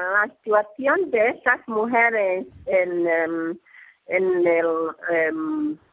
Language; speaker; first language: Spanish; non-native, learner; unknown